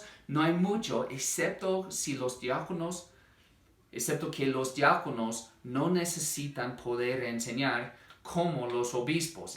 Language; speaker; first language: Spanish; non-native, fluent; English